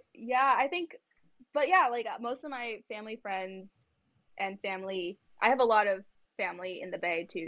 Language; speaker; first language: English; early bilingual, other home language; Kannada